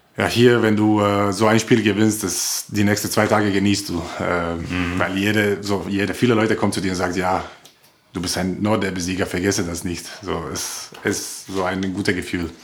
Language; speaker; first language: German; non-native, learner; Croatian